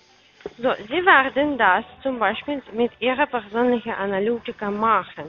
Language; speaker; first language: German; non-native, fluent; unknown